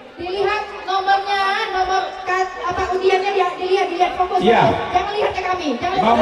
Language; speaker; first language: Malay; native; Malay